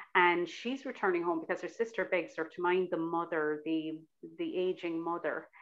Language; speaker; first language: English; native; English